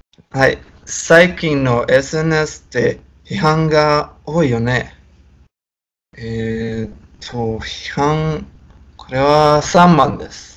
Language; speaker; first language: Japanese; non-native, fluent; Spanish